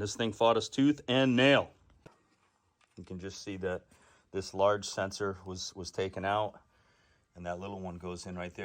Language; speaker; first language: English; native; English